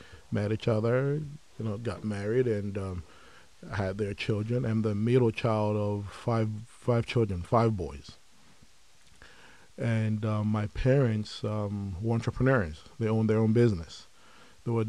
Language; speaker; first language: English; non-native, local second language; Yoruba